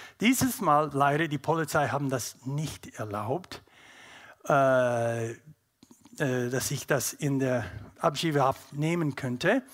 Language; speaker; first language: German; non-native, learner; English